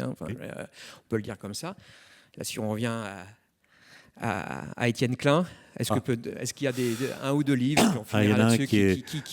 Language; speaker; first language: French; native; French